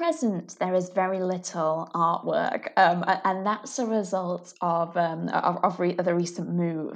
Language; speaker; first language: English; native; English